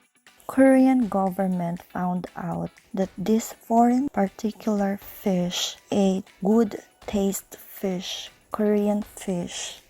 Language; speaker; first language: English; non-native, learner; Filipino